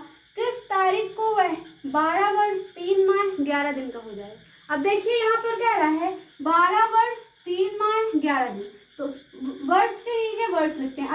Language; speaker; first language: Hindi; native; Hindi